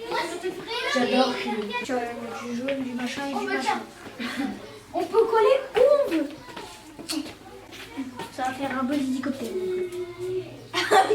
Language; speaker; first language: French; native; French